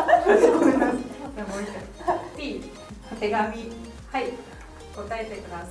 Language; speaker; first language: Japanese; non-native, fluent; Chinese